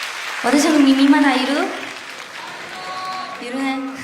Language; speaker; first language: Japanese; non-native, learner; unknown